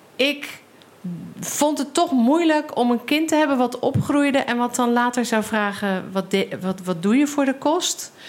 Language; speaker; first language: Dutch; native; Dutch